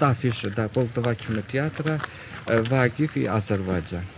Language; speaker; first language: Russian; non-native, local second language; Azerbaijani